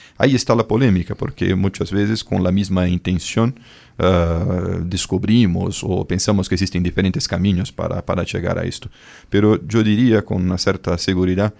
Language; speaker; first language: Spanish; non-native, fluent; Portuguese